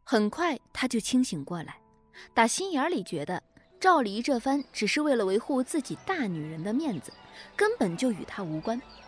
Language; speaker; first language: Chinese; native; Chinese